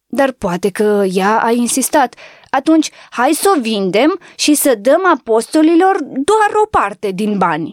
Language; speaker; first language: Romanian; native; Romanian